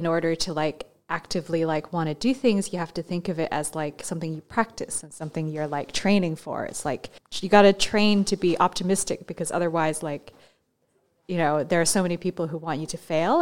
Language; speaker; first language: English; non-native, local second language; Cantonese